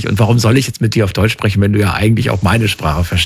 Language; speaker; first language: German; native; German